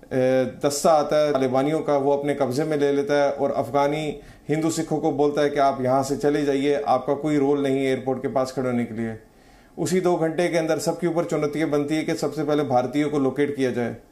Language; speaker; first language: Hindi; native; Hindi